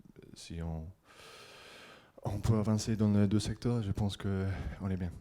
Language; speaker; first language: French; non-native, learner; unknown